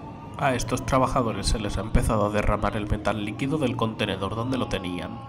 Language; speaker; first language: Spanish; native; Spanish